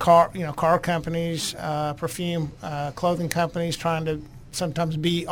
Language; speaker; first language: English; native; English